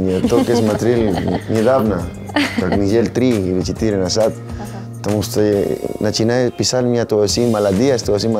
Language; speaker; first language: Russian; non-native, learner; Spanish